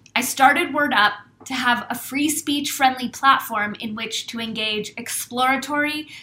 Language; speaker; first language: English; native; English